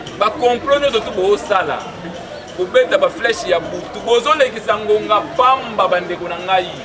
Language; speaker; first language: Lingala; native; Lingala